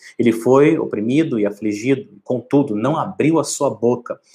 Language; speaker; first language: Portuguese; native; Portuguese